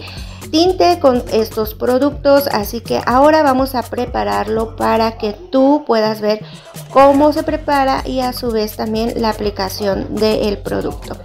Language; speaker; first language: Spanish; native; Spanish